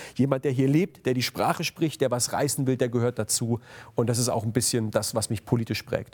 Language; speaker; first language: German; native; German